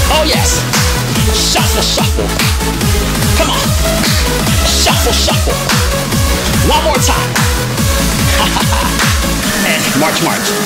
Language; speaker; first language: English; native; English